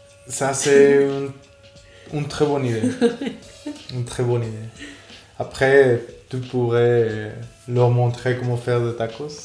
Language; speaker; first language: French; non-native, fluent; Spanish